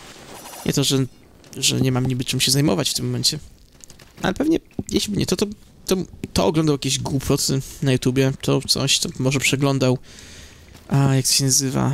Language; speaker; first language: Polish; native; Polish